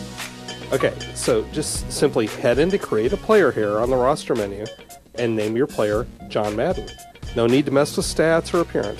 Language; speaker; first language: English; native; English